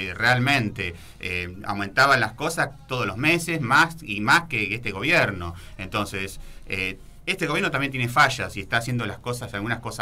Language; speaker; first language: Spanish; native; Spanish